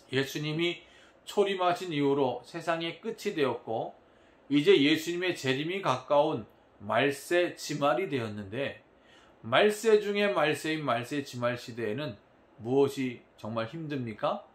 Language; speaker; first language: Korean; native; Korean